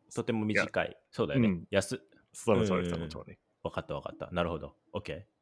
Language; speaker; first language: Japanese; non-native, learner; English